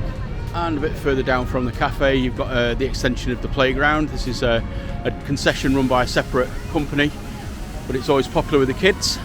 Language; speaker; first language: English; native; English